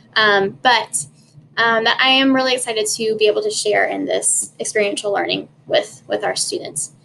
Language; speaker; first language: English; native; English